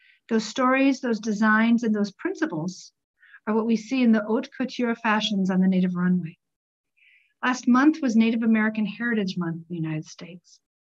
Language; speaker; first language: English; native; English